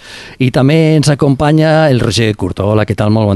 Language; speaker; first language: Catalan; native; Catalan